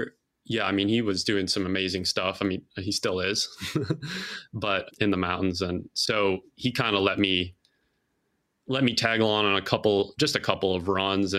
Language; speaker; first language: English; native; English